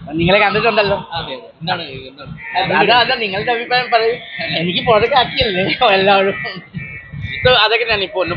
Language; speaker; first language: Malayalam; non-native, learner; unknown